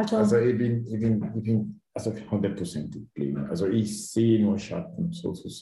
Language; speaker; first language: German; non-native, learner; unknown